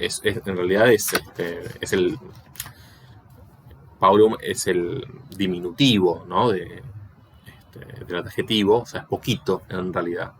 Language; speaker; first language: Spanish; native; Spanish